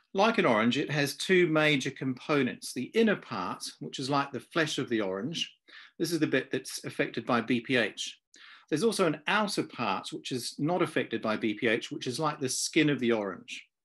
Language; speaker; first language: English; native; English